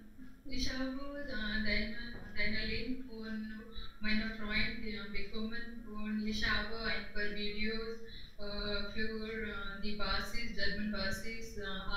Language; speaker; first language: German; non-native, learner; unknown